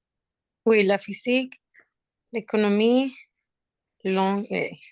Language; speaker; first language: French; non-native, learner; Spanish